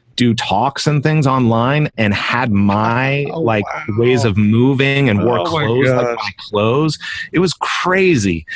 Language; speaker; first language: English; native; English